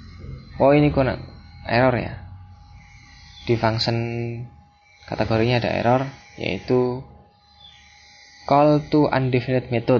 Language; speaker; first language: Indonesian; native; Indonesian